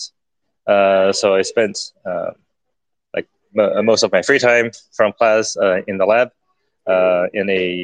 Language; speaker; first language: English; early bilingual, other home language; Chinese